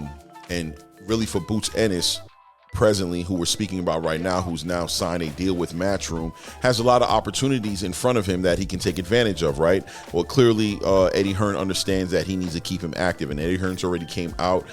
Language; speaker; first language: English; native; English